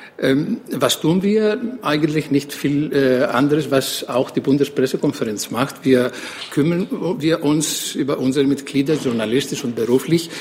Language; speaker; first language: German; non-native, fluent; Greek